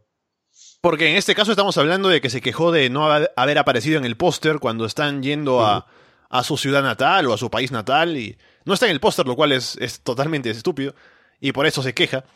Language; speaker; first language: Spanish; native; Spanish